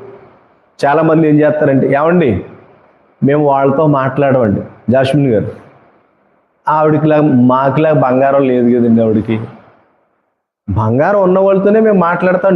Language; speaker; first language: Telugu; native; Telugu